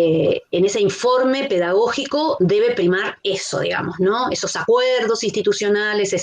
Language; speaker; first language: Spanish; native; Spanish